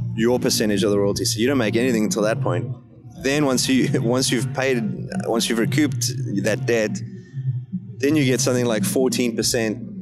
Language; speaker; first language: English; native; English